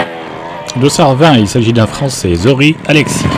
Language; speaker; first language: French; native; French